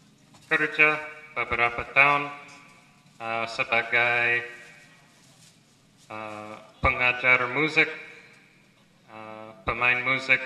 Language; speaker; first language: Indonesian; non-native, fluent; English